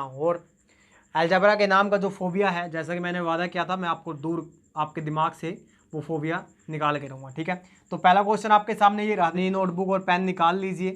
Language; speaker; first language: Hindi; native; Hindi